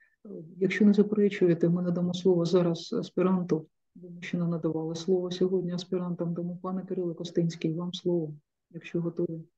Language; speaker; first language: Ukrainian; native; Ukrainian